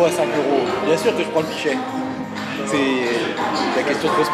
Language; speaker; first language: French; native; French